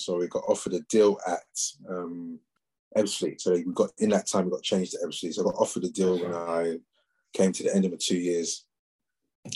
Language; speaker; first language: English; native; English